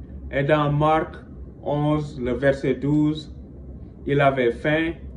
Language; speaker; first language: French; non-native, local second language; Wolof